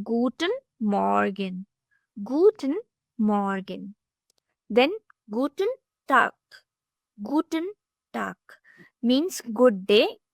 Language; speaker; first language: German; non-native, fluent; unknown